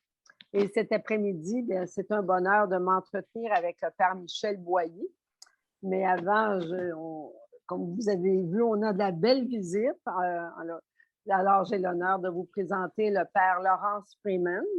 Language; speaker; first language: French; native; French